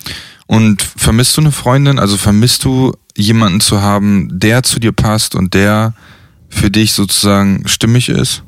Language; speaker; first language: German; native; German